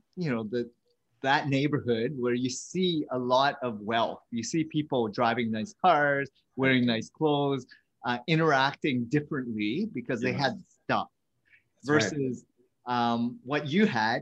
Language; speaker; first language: English; early bilingual, other home language; Vietnamese